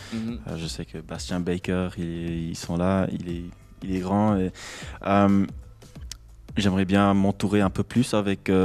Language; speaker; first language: French; non-native, local second language; English